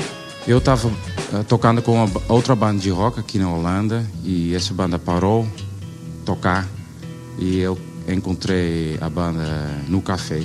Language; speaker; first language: Portuguese; non-native, learner; Dutch